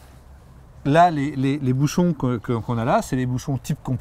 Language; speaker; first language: French; native; French